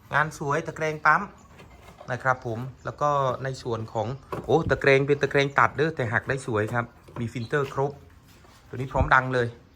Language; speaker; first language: Thai; non-native, local second language; Northern Khmer